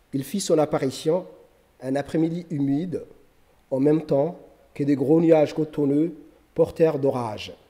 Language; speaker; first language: French; non-native, local second language; Somali